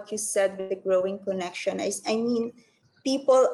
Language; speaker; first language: English; non-native, local second language; Filipino